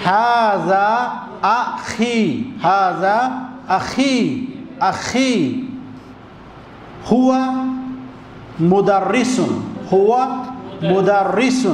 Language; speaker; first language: Arabic; non-native, fluent; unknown